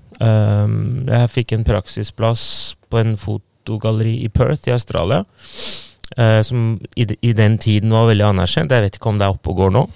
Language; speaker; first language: Norwegian; non-native, fluent; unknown